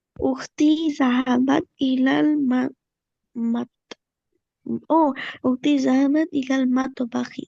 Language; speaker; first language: Arabic; non-native, learner; Bangla